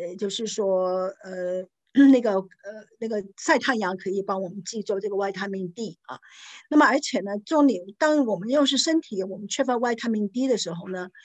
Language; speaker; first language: Chinese; non-native, local second language; Cantonese